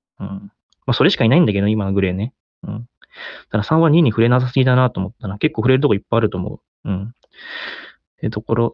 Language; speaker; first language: Japanese; native; Japanese